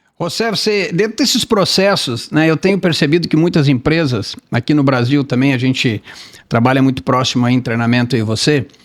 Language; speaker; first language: Portuguese; native; Portuguese